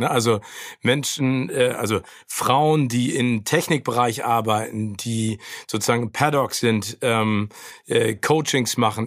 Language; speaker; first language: German; native; German